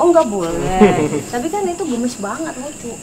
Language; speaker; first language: Indonesian; native; Indonesian